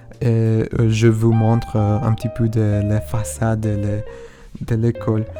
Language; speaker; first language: French; non-native, learner; Spanish